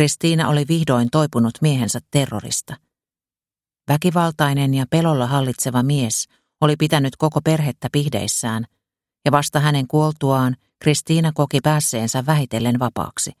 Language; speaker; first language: Finnish; native; Finnish